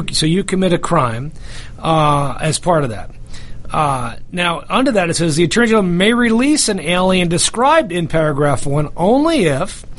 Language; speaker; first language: English; native; English